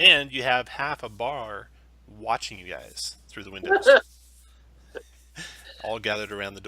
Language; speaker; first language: English; native; English